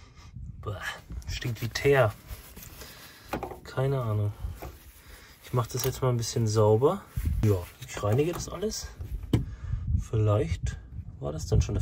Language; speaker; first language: German; native; German